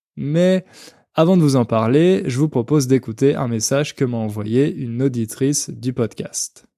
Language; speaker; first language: French; native; French